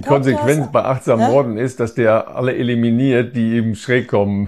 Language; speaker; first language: German; native; German